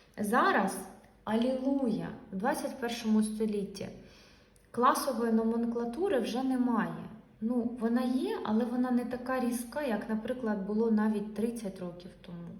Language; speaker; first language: Ukrainian; non-native, local second language; Russian